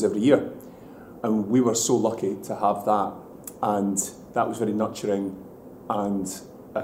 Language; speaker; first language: English; native; English